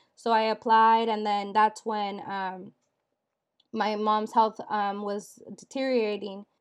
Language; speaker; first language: English; native; English